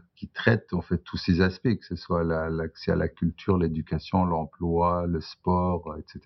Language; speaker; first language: French; non-native, local second language; Arabic